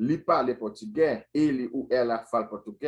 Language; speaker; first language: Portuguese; non-native, fluent; Haitian Creole